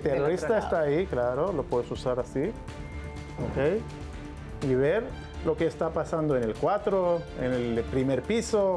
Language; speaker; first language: Spanish; non-native, learner; Hebrew